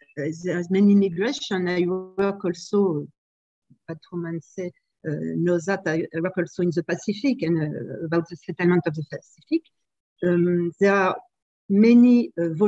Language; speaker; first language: English; non-native, fluent; French